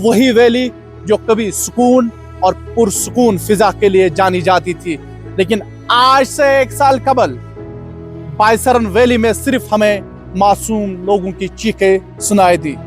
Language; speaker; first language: Hindi; native; Hindi